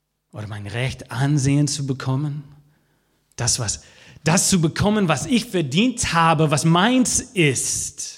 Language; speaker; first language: German; non-native, fluent; English